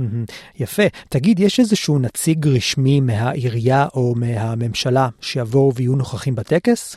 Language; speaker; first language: Hebrew; native; Hebrew